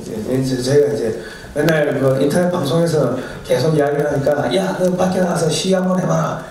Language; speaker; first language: Korean; native; Korean